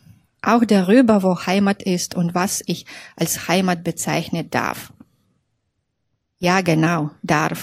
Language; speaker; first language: German; non-native, fluent; Belarusian